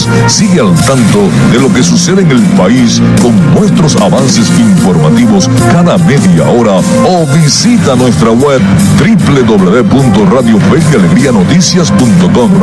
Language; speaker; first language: Spanish; native; Spanish